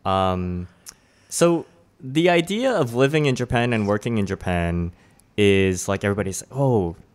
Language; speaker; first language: English; native; English